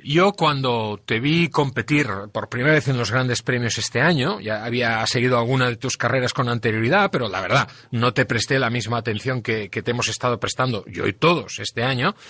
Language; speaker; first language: Spanish; non-native, local second language; Catalan